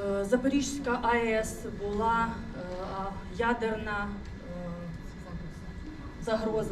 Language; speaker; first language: Ukrainian; non-native, local second language; Russian